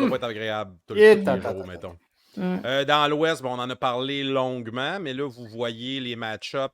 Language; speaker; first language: French; native; French